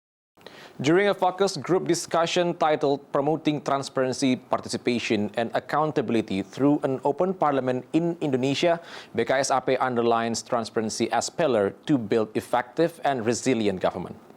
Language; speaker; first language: English; non-native, fluent; Indonesian